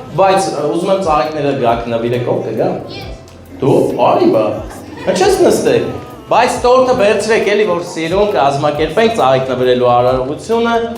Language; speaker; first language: Armenian; native; Armenian